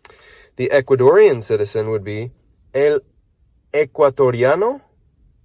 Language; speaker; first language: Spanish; non-native, fluent; English